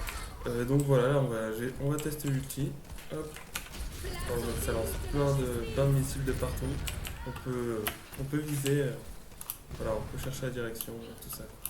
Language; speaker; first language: French; native; French